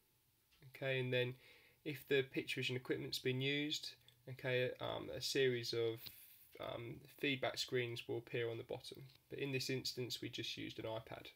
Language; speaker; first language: English; native; English